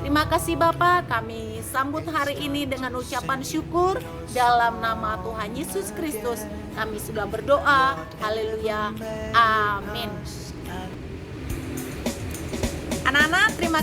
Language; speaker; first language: Indonesian; native; Indonesian